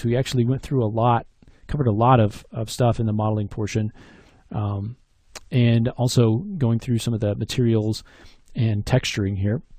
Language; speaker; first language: English; native; English